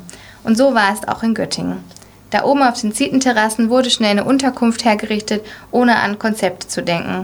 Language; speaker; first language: German; native; German